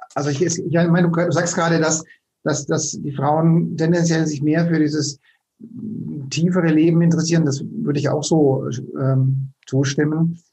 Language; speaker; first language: German; native; German